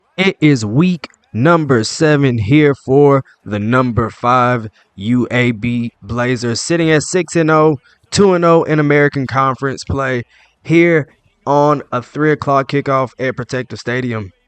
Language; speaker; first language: English; native; English